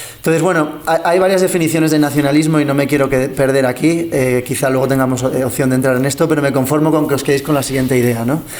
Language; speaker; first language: Spanish; early bilingual, other home language; English